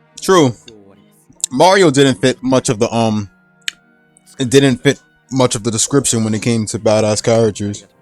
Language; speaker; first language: English; native; English